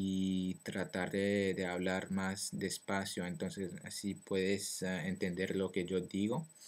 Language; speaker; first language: Spanish; non-native, learner; French